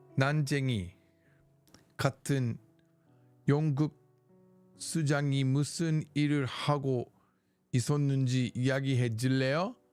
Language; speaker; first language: Korean; non-native, learner; English